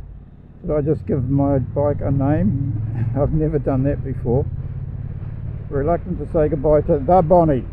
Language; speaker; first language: English; native; English